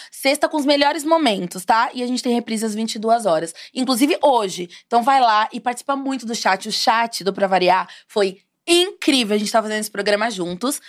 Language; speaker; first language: Portuguese; native; Portuguese